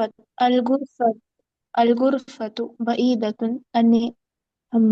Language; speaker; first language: Arabic; non-native, learner; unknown